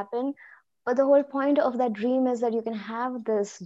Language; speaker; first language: English; non-native, local second language; Hindi